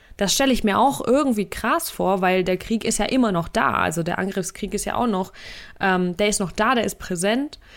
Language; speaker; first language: German; early bilingual, other home language; Russian